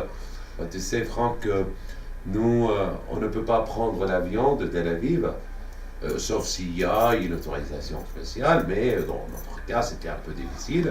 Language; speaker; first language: French; non-native, fluent; Arabic